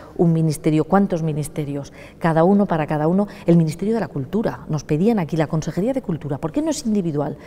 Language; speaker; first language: Spanish; native; Spanish